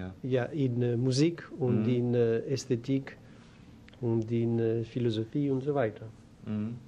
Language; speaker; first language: German; non-native, learner; Greek